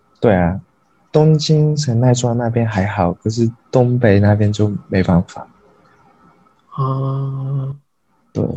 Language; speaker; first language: Chinese; non-native, learner; Japanese